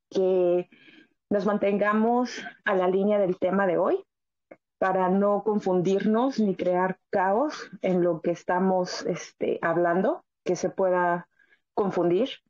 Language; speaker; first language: Spanish; native; Spanish